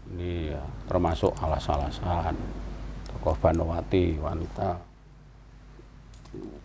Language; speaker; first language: Indonesian; non-native, local second language; Javanese